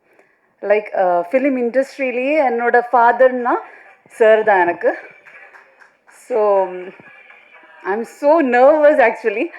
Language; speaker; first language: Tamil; non-native, fluent; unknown